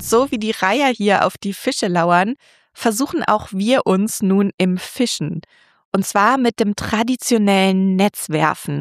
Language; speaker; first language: German; native; German